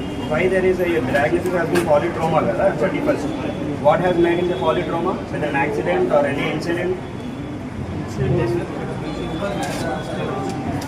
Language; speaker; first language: English; non-native, local second language; Telugu